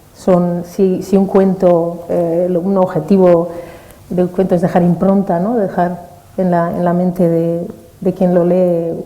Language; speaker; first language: Spanish; native; Spanish